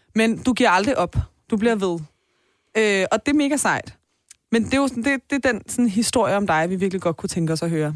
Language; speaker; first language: Danish; early bilingual, other home language; Persian